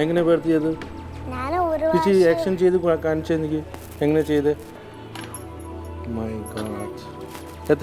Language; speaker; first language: Malayalam; non-native, fluent; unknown